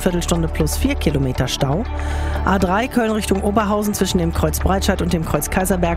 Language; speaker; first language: German; native; German